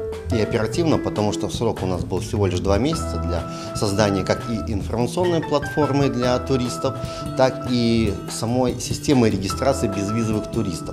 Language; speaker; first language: Russian; native; Russian